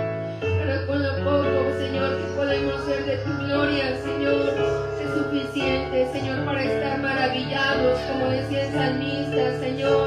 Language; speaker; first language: Spanish; native; Spanish